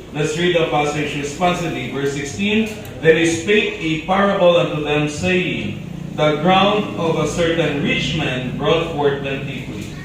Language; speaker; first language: English; non-native, local second language; Filipino